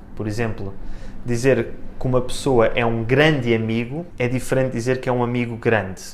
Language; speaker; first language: Portuguese; native; Portuguese